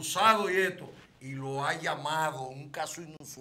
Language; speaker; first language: Spanish; native; Spanish